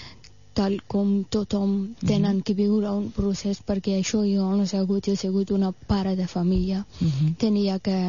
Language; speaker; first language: Catalan; non-native, fluent; Persian